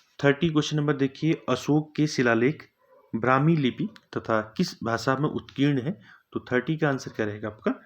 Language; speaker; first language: Hindi; native; Hindi